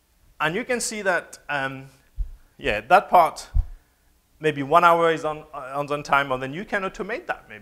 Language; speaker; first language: English; non-native, fluent; French